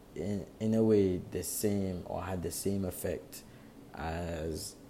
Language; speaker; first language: English; native; English